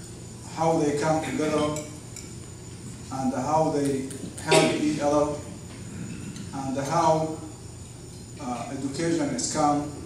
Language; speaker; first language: English; non-native, learner; Somali